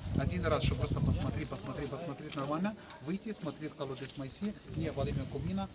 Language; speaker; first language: Russian; non-native, learner; Arabic